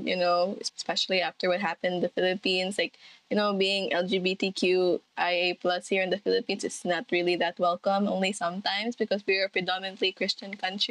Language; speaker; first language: English; non-native, local second language; Cebuano